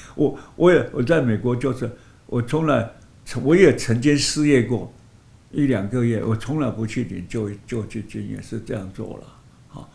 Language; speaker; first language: Chinese; non-native, local second language; Hakka Chinese